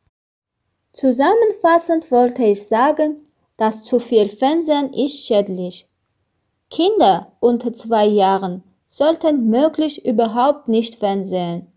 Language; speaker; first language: German; non-native, learner; Armenian